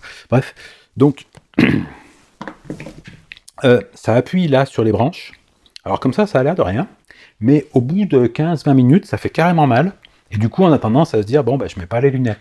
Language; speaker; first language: French; native; French